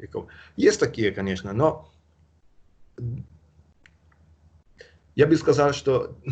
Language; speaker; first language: Russian; non-native, fluent; Italian